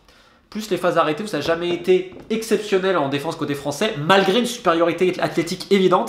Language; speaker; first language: French; native; French